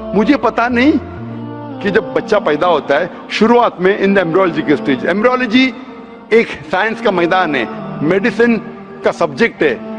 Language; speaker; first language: Hindi; non-native, local second language; Konkani